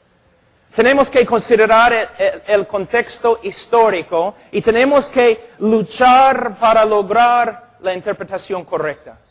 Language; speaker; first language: Spanish; non-native, fluent; English